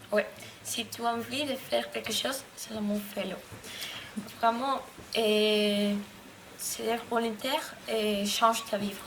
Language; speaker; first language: French; non-native, learner; Spanish